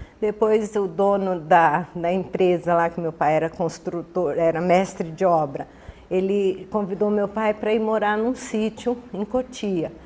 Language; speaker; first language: Portuguese; early bilingual, other home language; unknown